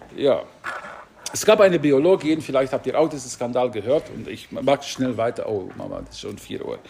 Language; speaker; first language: German; non-native, fluent; Romanian